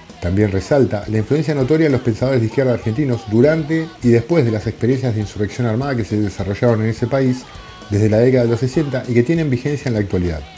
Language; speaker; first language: Spanish; native; Spanish